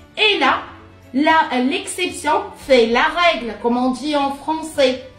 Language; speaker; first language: French; non-native, local second language; Arabic